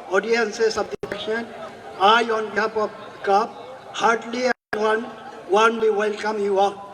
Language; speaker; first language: English; non-native, local second language; Bangla